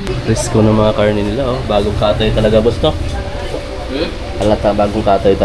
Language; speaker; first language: Filipino; non-native, local second language; Waray